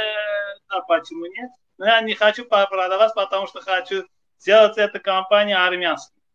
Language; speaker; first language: Russian; non-native, fluent; Armenian